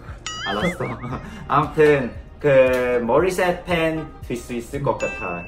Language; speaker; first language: Korean; non-native, learner; Cantonese